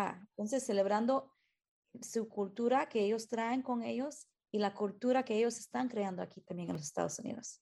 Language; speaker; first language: Spanish; early bilingual, heritage; Spanish